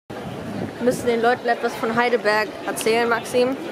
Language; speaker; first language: German; non-native, fluent; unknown